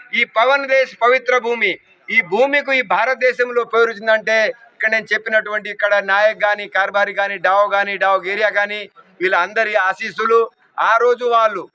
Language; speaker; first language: Telugu; non-native, local second language; Lambadi